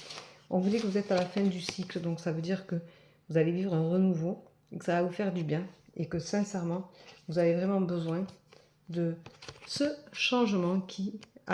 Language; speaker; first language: French; native; French